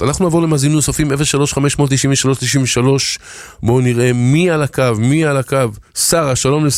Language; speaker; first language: Hebrew; native; Hebrew